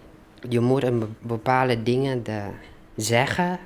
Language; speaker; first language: Dutch; non-native, learner; Thai